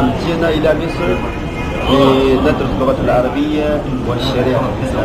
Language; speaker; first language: Arabic; non-native, learner; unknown